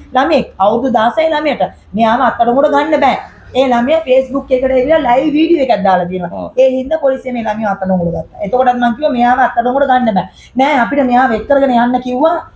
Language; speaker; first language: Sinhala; non-native, local second language; Tamil